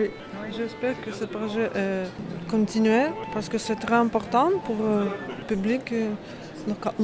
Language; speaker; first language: French; non-native, learner; Ukrainian